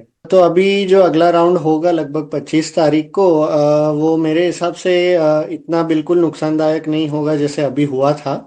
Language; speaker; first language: Hindi; non-native, local second language; Gujarati